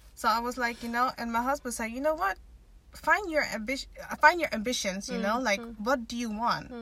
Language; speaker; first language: English; non-native, fluent; Dutch